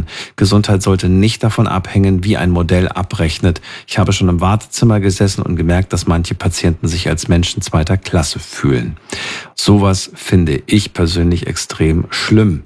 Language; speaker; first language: German; native; German